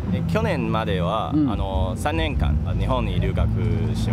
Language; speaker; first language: Japanese; non-native, fluent; Chinese